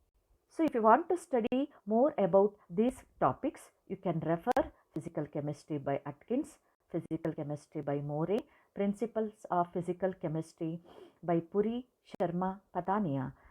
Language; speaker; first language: English; non-native, local second language; Kannada